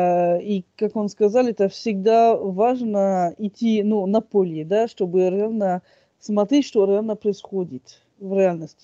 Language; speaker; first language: Russian; non-native, fluent; French